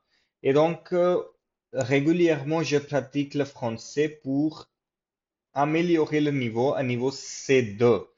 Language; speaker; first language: French; non-native, fluent; English